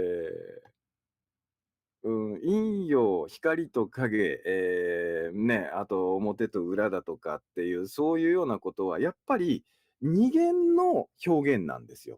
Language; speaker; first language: Japanese; native; Japanese